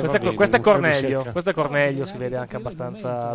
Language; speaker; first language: Italian; native; Italian